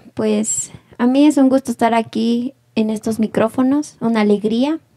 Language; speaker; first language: Spanish; non-native, local second language; Zapotec